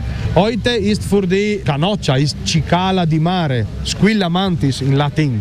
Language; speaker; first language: German; non-native, learner; Italian